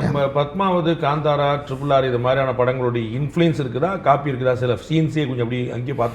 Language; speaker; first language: Tamil; native; Tamil